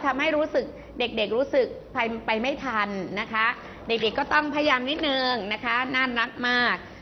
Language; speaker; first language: Thai; native; Thai